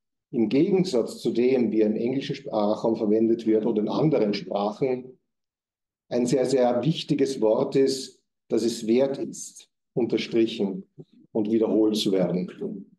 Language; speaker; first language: German; native; German